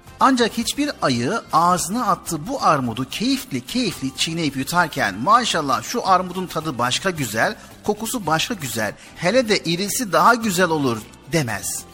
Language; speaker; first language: Turkish; native; Turkish